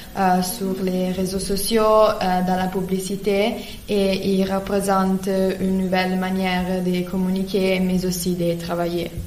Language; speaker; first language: French; non-native, fluent; Italian